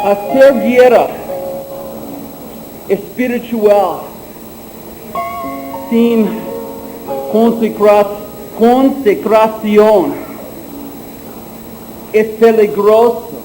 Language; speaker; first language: Spanish; non-native, learner; English